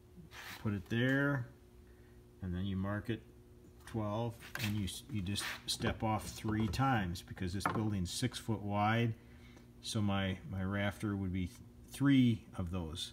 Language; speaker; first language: English; native; English